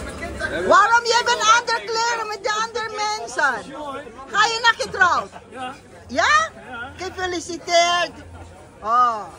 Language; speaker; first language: Dutch; non-native, learner; Filipino